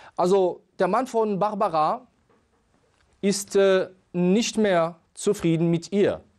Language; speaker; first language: German; non-native, fluent; Arabic